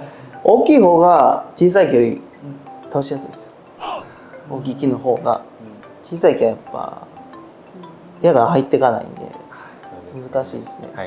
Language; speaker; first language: Japanese; native; Japanese